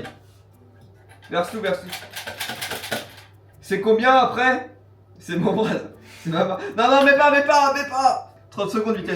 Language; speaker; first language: French; native; French